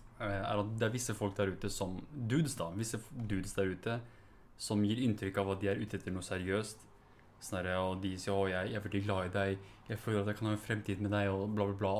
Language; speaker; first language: Norwegian; early bilingual, other home language; Arabic